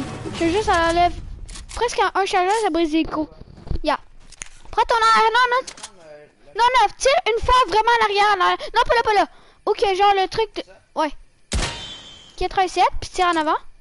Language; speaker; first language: French; native; French